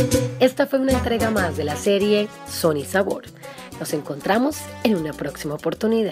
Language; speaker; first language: Spanish; native; Spanish